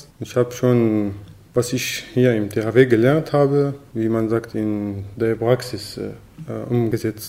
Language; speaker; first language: German; non-native, fluent; Arabic